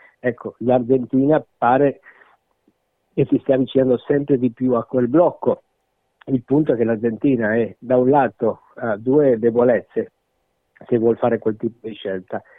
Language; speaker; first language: Italian; non-native, fluent; Spanish